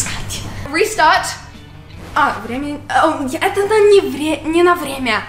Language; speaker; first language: Russian; early bilingual, heritage; Russian